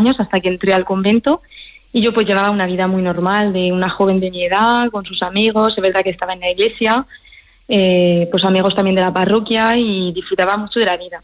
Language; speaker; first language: Spanish; early bilingual, heritage; French